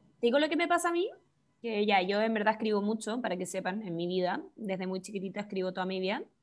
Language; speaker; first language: Spanish; native; Spanish